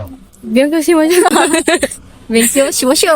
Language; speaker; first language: Japanese; non-native, learner; Indonesian